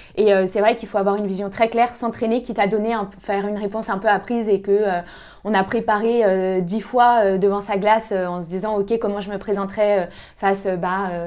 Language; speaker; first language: French; native; French